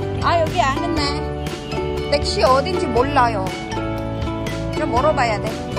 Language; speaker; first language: Korean; non-native, fluent; Cebuano